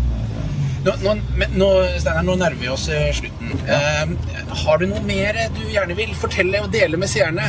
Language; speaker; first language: Norwegian; native; Norwegian